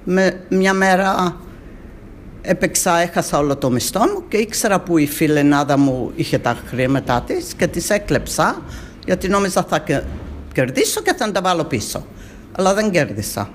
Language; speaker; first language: Greek; early bilingual, heritage; Greek